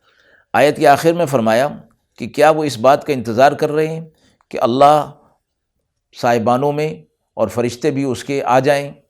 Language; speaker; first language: Urdu; native; Urdu